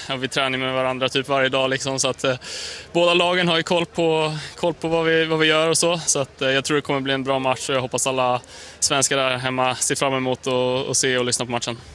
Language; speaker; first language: Swedish; native; Swedish